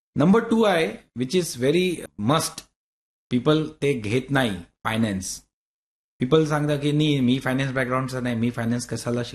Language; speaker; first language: Marathi; non-native, local second language; Hindi